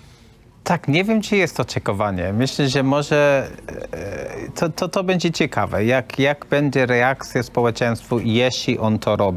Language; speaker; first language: Polish; non-native, learner; English